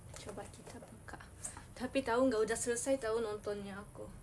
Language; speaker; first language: Indonesian; non-native, learner; Japanese